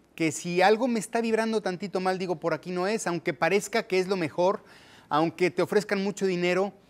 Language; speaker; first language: Spanish; native; Spanish